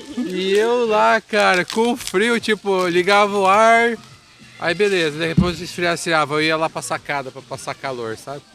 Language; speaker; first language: Portuguese; native; Portuguese